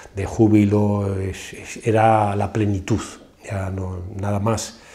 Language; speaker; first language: Spanish; native; Spanish